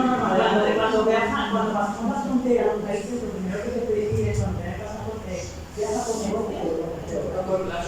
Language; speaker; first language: Spanish; non-native, learner; Arabic